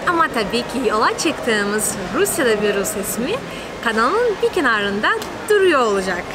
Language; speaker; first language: Turkish; non-native, fluent; Russian